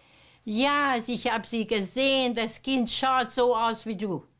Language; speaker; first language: German; non-native, learner; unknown